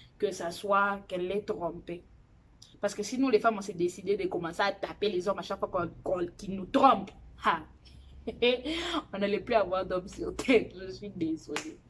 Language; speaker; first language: French; non-native, local second language; Lingala